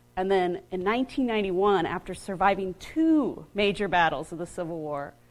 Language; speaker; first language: English; native; English